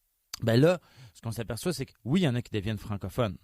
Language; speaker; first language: French; native; French